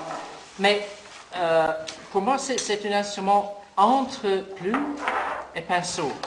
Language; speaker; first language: French; non-native, learner; English